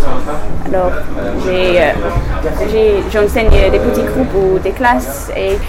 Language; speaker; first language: French; non-native, learner; English